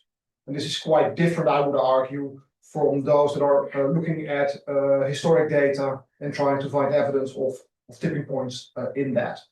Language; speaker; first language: English; non-native, fluent; Dutch